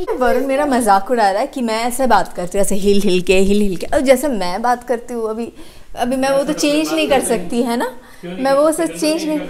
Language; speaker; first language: Hindi; non-native, local second language; Bangla